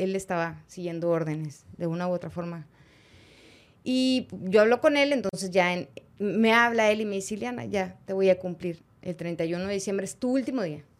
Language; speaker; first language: Spanish; native; Spanish